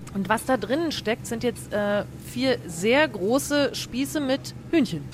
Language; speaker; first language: German; native; German